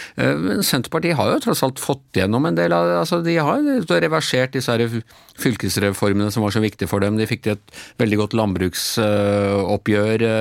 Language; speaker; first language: Norwegian; native; Norwegian